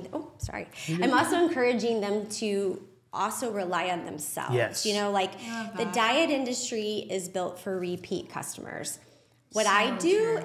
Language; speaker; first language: English; native; English